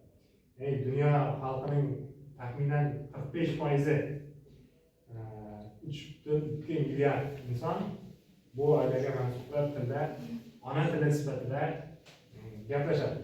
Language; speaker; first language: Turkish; non-native, learner; Uzbek